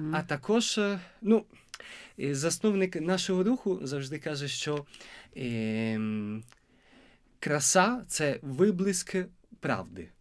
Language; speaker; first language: Ukrainian; non-native, fluent; Italian